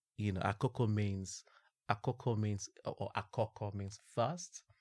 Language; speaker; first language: English; non-native, local second language; Yoruba